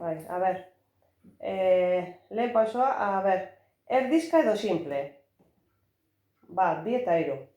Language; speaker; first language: Basque; non-native, local second language; Spanish